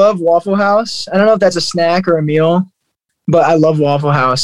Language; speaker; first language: English; native; English